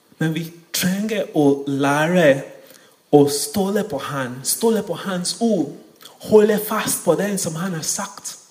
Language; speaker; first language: Norwegian; non-native, fluent; Yoruba